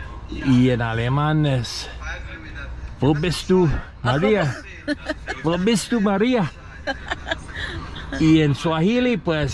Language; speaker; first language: Spanish; non-native, fluent; English